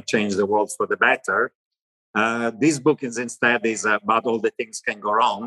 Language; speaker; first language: English; non-native, fluent; Italian